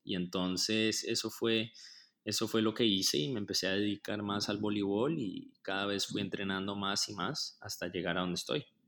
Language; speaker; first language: Spanish; native; Spanish